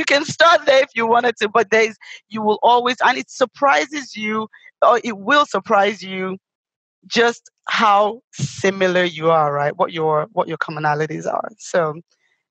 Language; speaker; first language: English; native; English